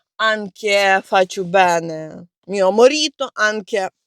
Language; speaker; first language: Italian; non-native, learner; Ukrainian